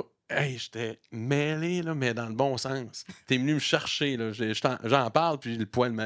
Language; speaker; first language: French; native; French